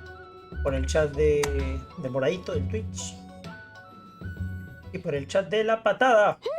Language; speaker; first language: Spanish; native; Spanish